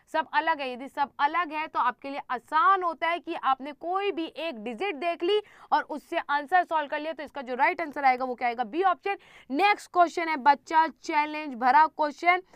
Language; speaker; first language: Hindi; native; Hindi